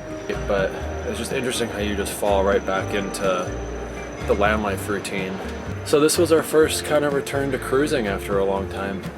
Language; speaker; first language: English; native; English